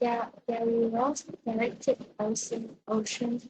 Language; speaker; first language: English; non-native, learner; Vietnamese